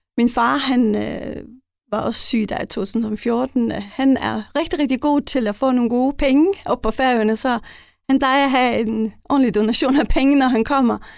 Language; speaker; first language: Danish; non-native, local second language; Faroese